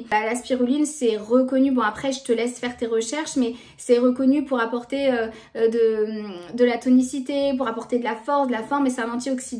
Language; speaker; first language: French; native; French